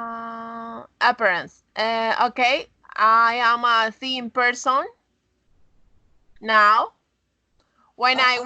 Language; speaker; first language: English; non-native, learner; Spanish